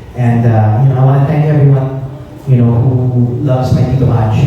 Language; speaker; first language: English; native; English